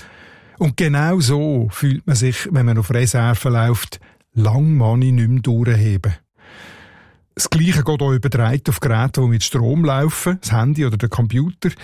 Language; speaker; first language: German; native; German